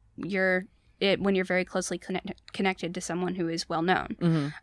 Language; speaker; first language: English; native; English